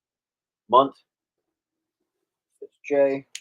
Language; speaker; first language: English; native; English